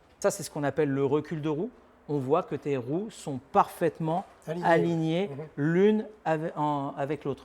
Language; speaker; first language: French; native; French